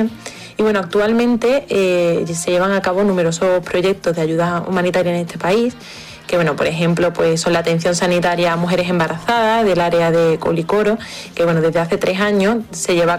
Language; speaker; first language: Spanish; native; Spanish